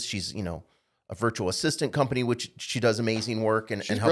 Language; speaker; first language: English; native; English